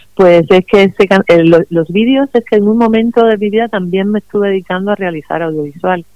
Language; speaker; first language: Spanish; native; Spanish